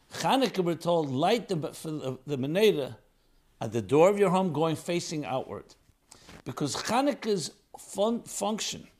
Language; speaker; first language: English; native; English